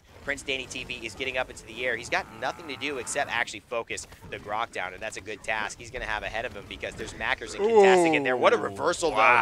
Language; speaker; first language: English; native; English